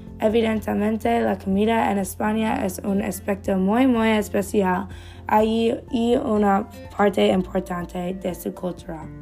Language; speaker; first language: Spanish; non-native, learner; English